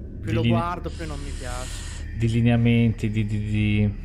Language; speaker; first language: Italian; native; Italian